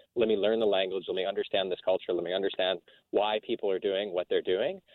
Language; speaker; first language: English; native; English